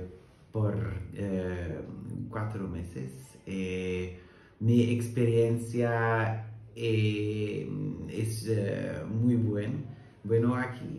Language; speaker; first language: Spanish; non-native, learner; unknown